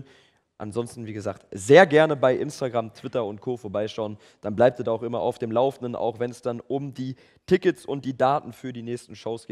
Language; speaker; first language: German; native; German